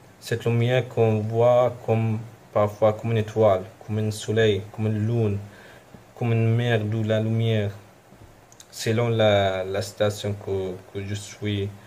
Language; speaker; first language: French; non-native, fluent; Arabic